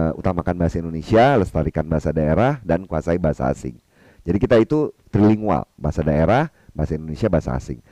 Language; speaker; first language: Indonesian; non-native, local second language; Minangkabau